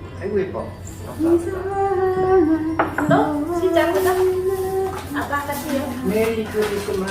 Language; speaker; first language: Korean; non-native, learner; Thai